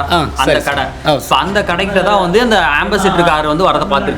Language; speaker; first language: Tamil; native; Tamil